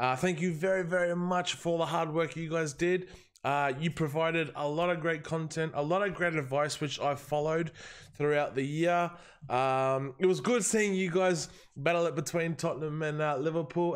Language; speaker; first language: English; native; English